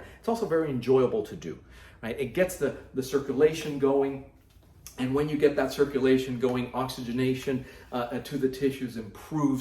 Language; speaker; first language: English; native; English